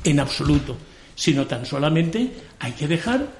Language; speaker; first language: Spanish; non-native, local second language; Catalan